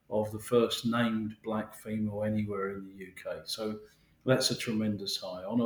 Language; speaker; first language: English; native; English